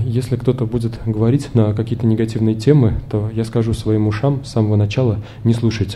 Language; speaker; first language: Russian; native; Russian